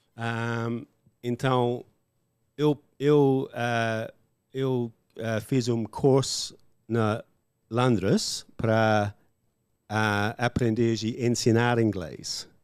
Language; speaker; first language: Portuguese; non-native, learner; English